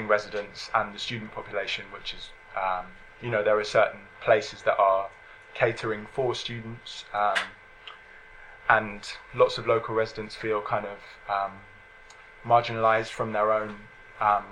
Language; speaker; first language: English; native; English